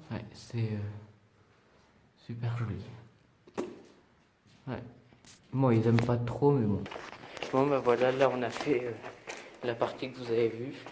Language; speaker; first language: French; native; French